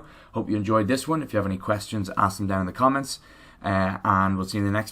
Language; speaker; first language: English; native; English